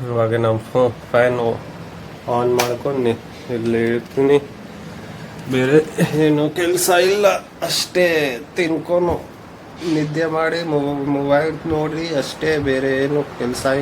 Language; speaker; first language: Kannada; non-native, local second language; Hindi